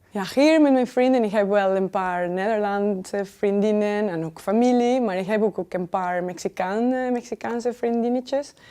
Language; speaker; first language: Dutch; non-native, fluent; Spanish